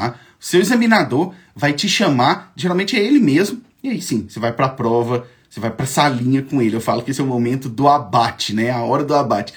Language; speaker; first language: Portuguese; native; Portuguese